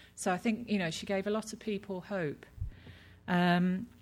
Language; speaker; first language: English; native; English